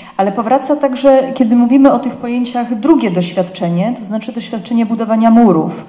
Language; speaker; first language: Polish; native; Polish